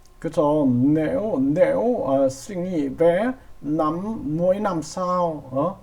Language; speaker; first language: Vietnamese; non-native, learner; Korean